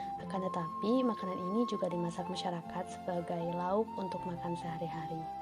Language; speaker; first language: Indonesian; non-native, local second language; Minangkabau